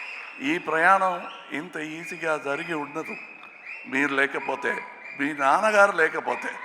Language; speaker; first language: Telugu; non-native, local second language; Tamil